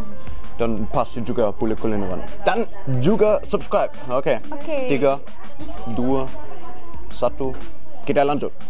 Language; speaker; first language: Indonesian; non-native, fluent; German